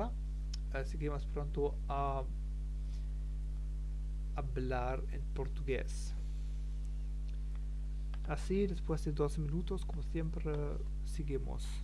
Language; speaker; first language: Spanish; non-native, learner; German